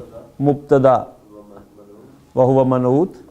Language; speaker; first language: Arabic; non-native, fluent; Urdu